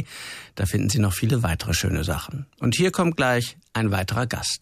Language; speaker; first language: German; native; German